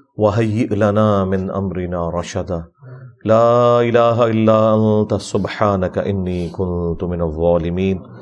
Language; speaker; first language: Urdu; non-native, local second language; Punjabi